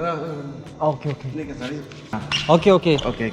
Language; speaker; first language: English; non-native, learner; Korean